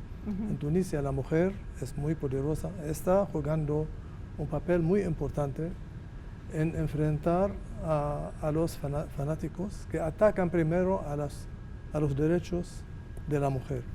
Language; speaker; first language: Spanish; non-native, fluent; Arabic